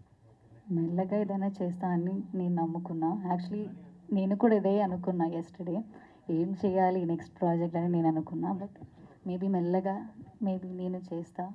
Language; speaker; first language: Telugu; non-native, local second language; Malayalam